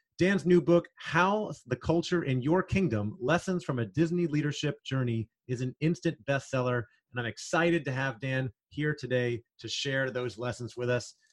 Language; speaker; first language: English; native; English